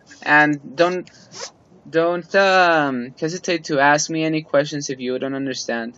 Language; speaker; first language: English; non-native, fluent; Spanish